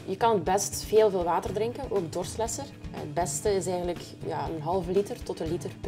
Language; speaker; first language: Dutch; native; Dutch